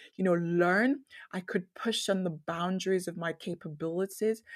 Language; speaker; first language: English; non-native, local second language; Yoruba